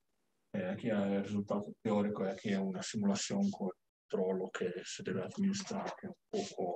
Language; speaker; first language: Spanish; non-native, learner; Italian